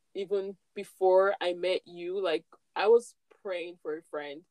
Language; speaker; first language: English; non-native, local second language; Yoruba